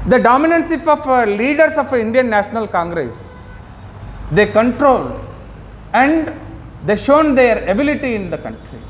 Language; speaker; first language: English; non-native, local second language; Kannada